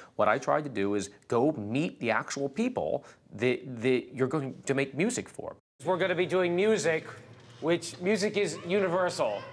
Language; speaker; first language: English; native; English